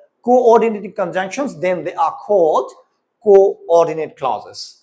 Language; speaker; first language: English; non-native, local second language; Bangla